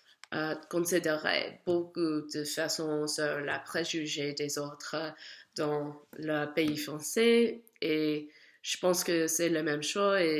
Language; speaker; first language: French; non-native, learner; English